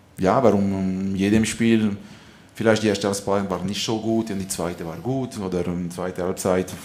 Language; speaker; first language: German; non-native, local second language; French